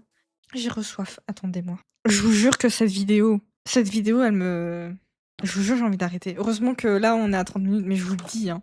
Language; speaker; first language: French; native; French